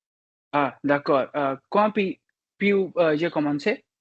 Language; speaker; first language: French; non-native, learner; Hindi